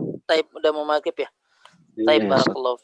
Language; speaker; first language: Indonesian; native; Indonesian